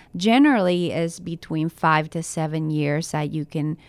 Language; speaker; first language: English; early bilingual, other home language; Spanish